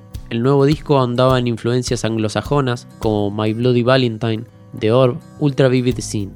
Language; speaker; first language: Spanish; native; Spanish